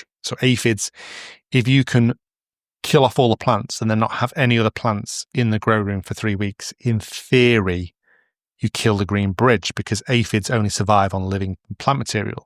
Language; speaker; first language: English; native; English